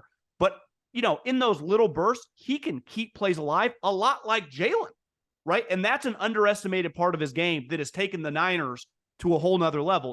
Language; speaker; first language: English; native; English